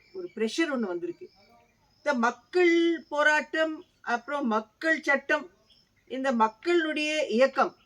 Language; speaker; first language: Tamil; early bilingual, heritage; Tamil